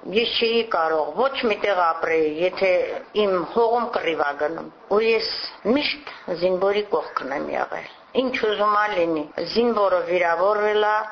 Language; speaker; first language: Armenian; native; Armenian